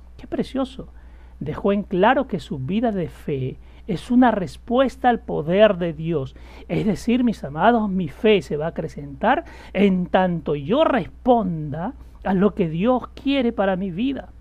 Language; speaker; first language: Spanish; native; Spanish